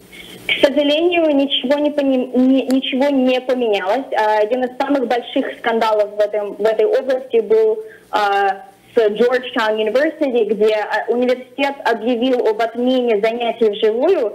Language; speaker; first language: Russian; early bilingual, other home language; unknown